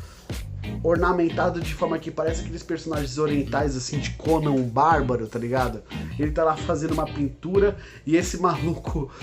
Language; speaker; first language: Portuguese; native; Portuguese